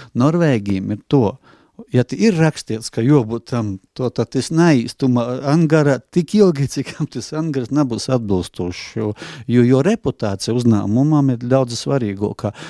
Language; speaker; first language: Latvian; non-native, local second language; Russian